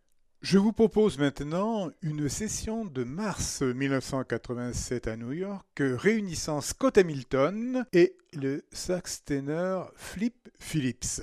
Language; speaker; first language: French; native; French